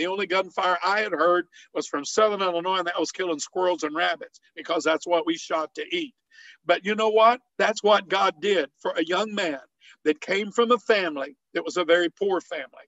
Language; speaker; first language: English; native; English